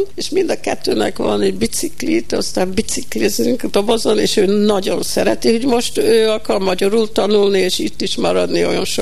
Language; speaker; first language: Hungarian; early bilingual, heritage; Hungarian